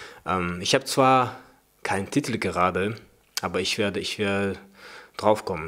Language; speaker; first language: German; early bilingual, other home language; Chechen